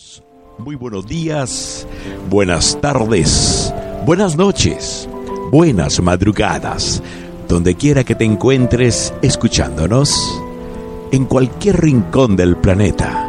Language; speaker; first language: Spanish; native; Spanish